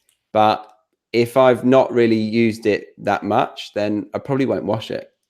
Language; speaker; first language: English; native; English